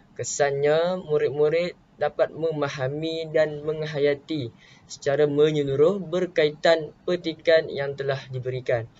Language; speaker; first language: Malay; native; Malay